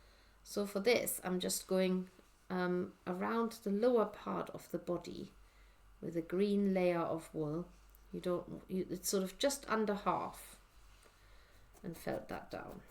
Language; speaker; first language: English; native; English